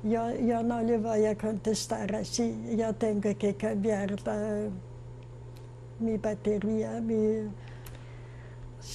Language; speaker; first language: Spanish; non-native, fluent; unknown